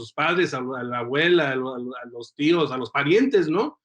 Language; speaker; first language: Spanish; early bilingual, heritage; Spanish